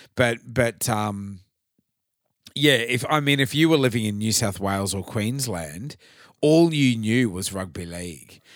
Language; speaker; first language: English; native; English